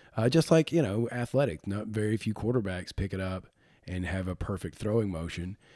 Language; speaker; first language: English; native; English